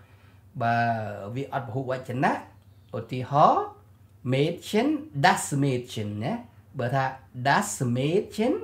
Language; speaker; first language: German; non-native, learner; Khmer